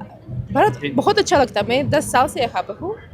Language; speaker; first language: Hindi; non-native, fluent; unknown